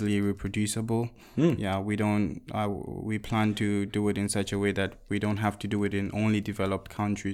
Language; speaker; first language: English; non-native, local second language; Akan